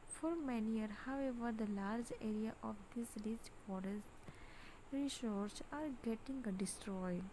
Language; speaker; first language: English; non-native, local second language; Gujarati